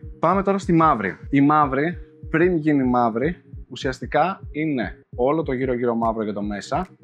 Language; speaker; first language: Greek; native; Greek